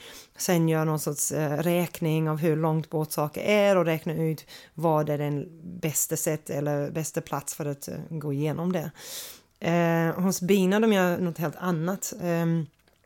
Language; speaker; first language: Swedish; non-native, fluent; English